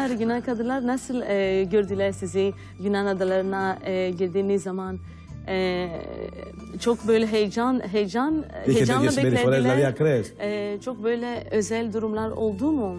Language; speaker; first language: Turkish; non-native, fluent; Greek